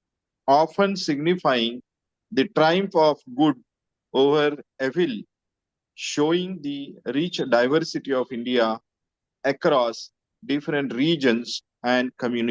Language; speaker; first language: English; non-native, local second language; Marathi